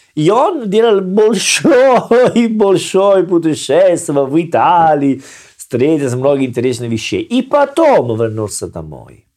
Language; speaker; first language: Russian; non-native, learner; Italian